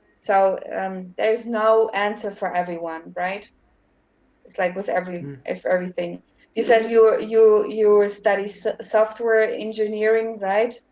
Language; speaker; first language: English; non-native, fluent; German